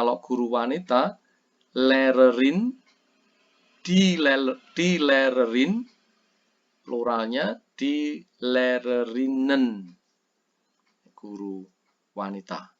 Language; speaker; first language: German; non-native, fluent; Indonesian